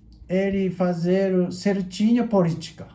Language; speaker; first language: Portuguese; non-native, learner; Japanese